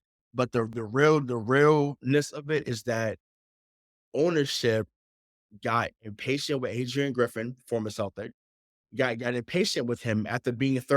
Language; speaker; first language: English; native; English